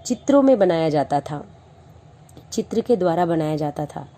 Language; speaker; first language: Hindi; non-native, local second language; Marathi